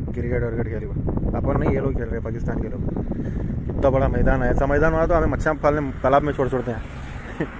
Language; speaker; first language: Hindi; non-native, local second language; Urdu